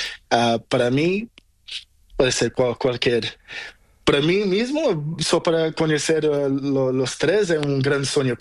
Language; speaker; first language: Spanish; non-native, learner; Portuguese